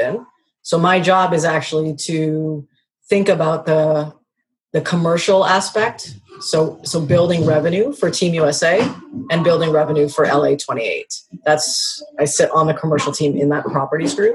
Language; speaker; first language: English; native; English